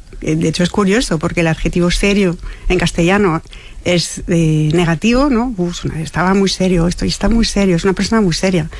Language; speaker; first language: Spanish; non-native, fluent; French